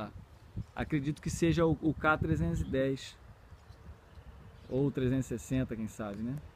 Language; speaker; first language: Portuguese; native; Portuguese